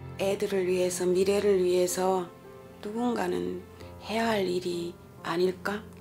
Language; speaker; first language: Korean; native; Korean